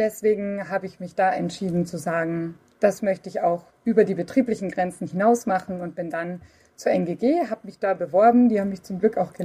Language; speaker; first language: German; native; German